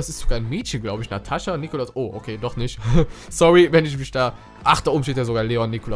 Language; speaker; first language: German; native; German